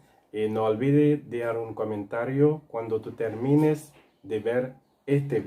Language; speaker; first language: Spanish; non-native, local second language; Haitian Creole